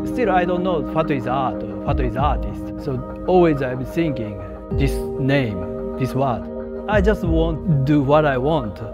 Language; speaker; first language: English; non-native, learner; Japanese